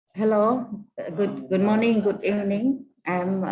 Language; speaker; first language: English; non-native, learner; Khmer